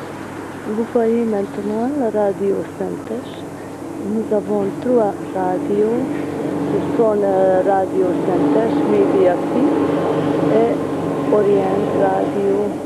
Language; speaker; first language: French; non-native, fluent; Hungarian